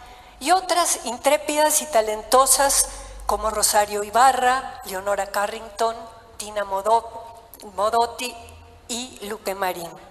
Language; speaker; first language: Spanish; native; Spanish